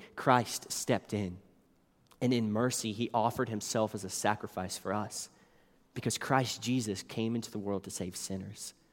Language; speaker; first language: English; native; English